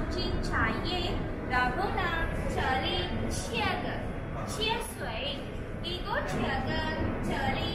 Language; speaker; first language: Chinese; non-native, learner; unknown